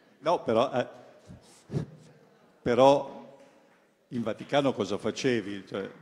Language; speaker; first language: Italian; native; Italian